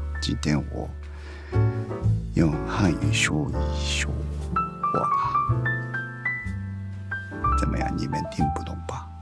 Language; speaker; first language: Chinese; non-native, learner; Japanese